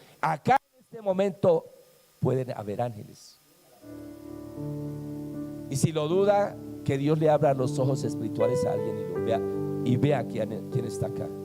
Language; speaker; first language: Spanish; native; Spanish